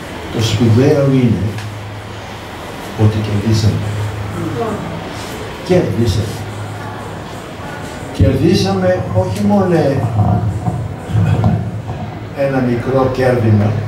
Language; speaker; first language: Greek; early bilingual, heritage; Greek